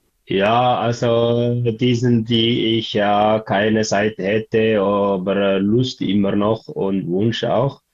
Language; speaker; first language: German; non-native, learner; Tigrinya